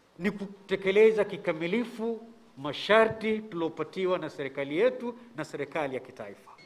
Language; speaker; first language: Swahili; non-native, local second language; Giryama